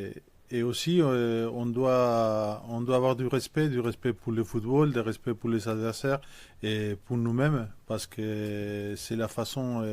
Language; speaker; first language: French; non-native, fluent; Spanish